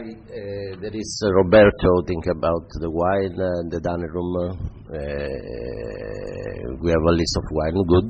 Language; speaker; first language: English; non-native, fluent; Italian